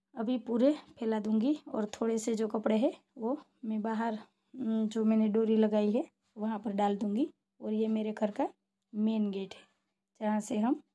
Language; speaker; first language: Hindi; non-native, local second language; Gujarati